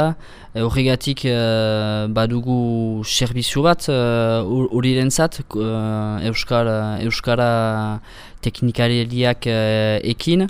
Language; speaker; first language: Basque; non-native, local second language; French